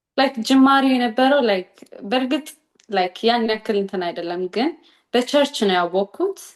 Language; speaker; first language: Amharic; native; Amharic